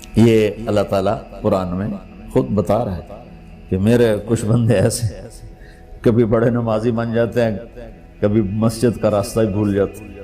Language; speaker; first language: Urdu; non-native, local second language; Punjabi